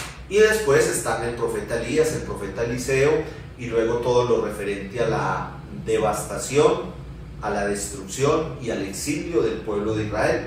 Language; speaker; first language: Spanish; native; Spanish